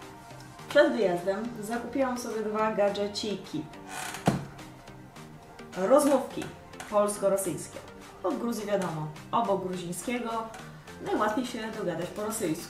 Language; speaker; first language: Polish; native; Polish